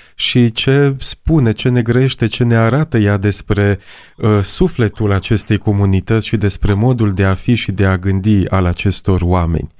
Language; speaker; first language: Romanian; native; Romanian